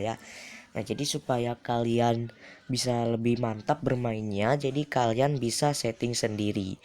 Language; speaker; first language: Indonesian; native; Indonesian